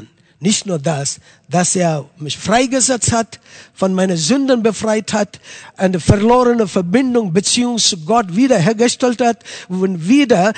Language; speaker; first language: German; non-native, fluent; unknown